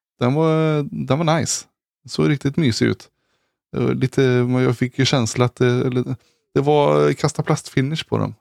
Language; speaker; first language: Swedish; native; Swedish